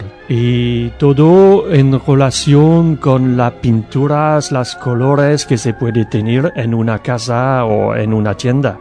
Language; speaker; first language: Spanish; non-native, learner; French